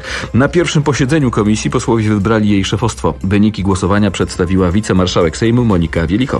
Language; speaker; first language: Polish; native; Polish